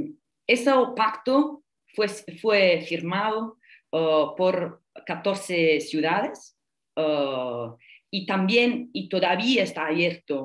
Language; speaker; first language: Spanish; non-native, fluent; Italian